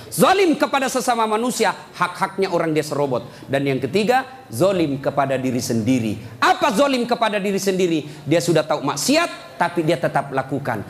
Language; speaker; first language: Indonesian; native; Indonesian